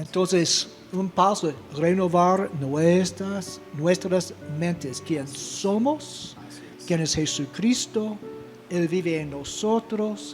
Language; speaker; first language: Spanish; non-native, fluent; English